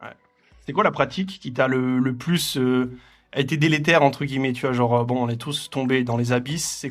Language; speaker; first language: French; native; French